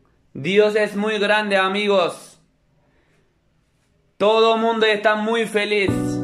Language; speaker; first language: Spanish; non-native, fluent; Turkish